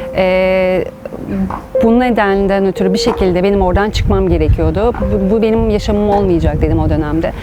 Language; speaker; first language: Turkish; native; Turkish